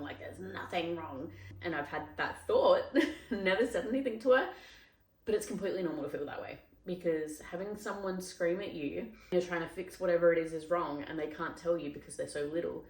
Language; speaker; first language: English; native; English